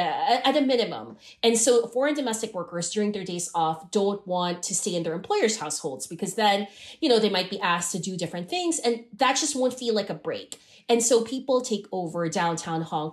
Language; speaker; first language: English; non-native, local second language; Filipino